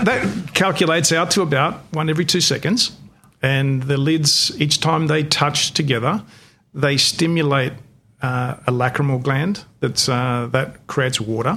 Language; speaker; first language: English; non-native, local second language; Greek